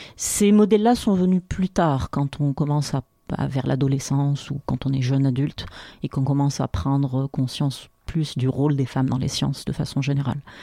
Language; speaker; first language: French; non-native, local second language; Arabic